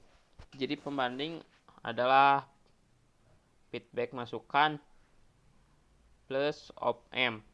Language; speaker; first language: Indonesian; native; Indonesian